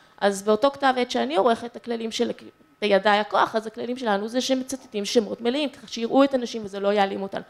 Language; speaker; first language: Hebrew; native; Hebrew